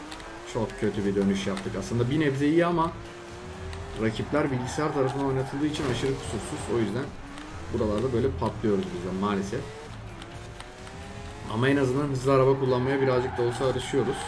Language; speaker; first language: Turkish; native; Turkish